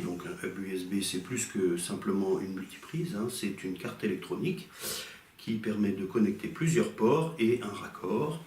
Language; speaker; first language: French; native; French